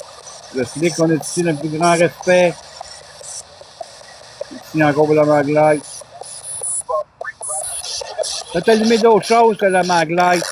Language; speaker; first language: French; native; French